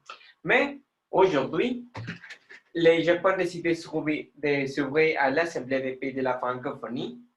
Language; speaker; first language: French; non-native, learner; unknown